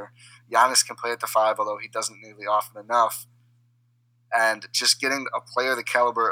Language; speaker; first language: English; native; English